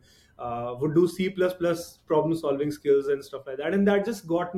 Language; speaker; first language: English; non-native, local second language; Hindi